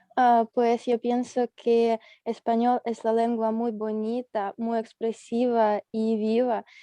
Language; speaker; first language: Spanish; non-native, learner; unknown